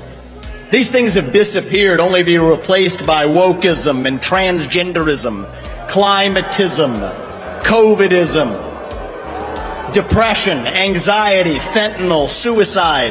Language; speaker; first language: English; early bilingual, other home language; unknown